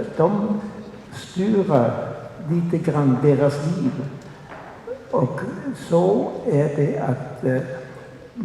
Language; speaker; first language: Swedish; non-native, fluent; German